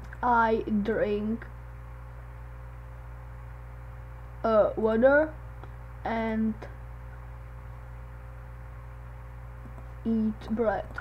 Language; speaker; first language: English; non-native, learner; Czech